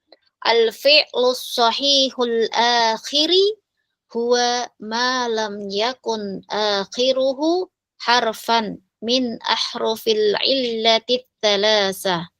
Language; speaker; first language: Arabic; non-native, fluent; Indonesian